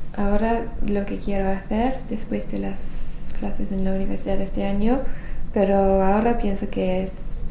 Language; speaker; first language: Spanish; non-native, learner; English